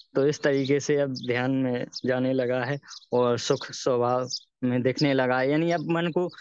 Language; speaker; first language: Hindi; native; Hindi